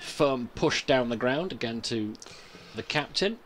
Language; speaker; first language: English; native; English